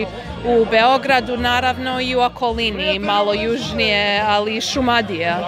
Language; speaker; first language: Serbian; early bilingual, heritage; Serbian